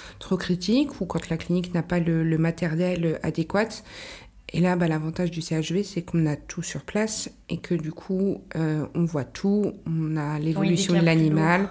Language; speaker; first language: French; native; French